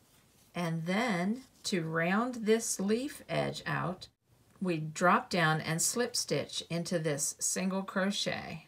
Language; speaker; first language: English; native; English